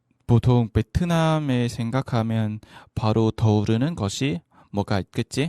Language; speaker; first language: Korean; non-native, fluent; Vietnamese